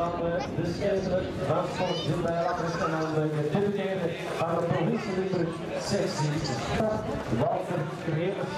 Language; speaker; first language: Dutch; native; Dutch